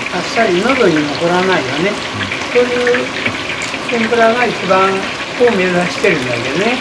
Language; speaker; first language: Japanese; native; Japanese